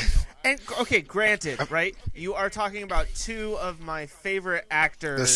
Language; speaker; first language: English; native; English